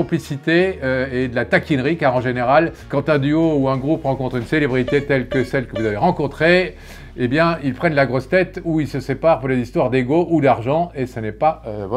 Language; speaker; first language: French; native; French